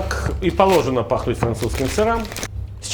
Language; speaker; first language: Russian; native; Russian